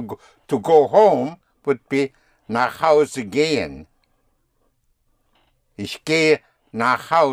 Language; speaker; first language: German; non-native, fluent; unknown